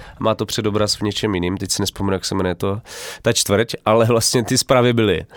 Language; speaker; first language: Czech; native; Czech